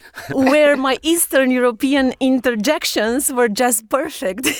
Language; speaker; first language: English; non-native, fluent; Romanian